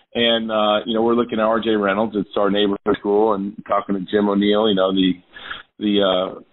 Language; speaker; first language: English; native; English